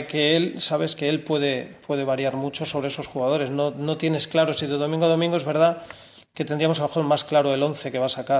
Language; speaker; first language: Spanish; native; Spanish